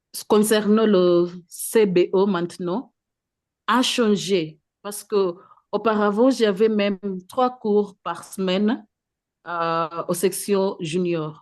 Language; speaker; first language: French; non-native, fluent; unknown